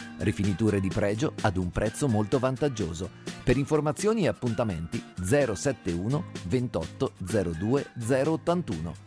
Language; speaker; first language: Italian; native; Italian